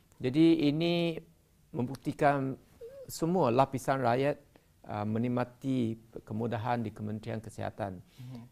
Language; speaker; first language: Malay; non-native, local second language; Chinese